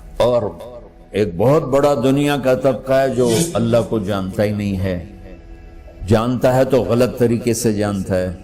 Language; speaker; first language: Urdu; non-native, local second language; Punjabi